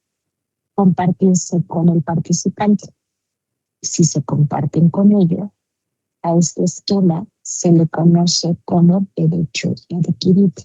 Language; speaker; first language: Spanish; native; Spanish